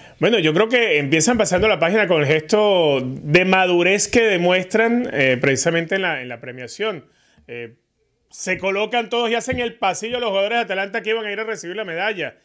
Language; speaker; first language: Spanish; native; Spanish